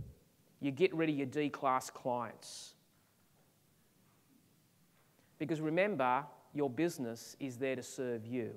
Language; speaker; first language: English; native; English